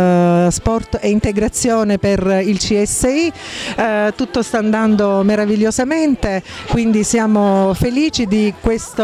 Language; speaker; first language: Italian; native; Italian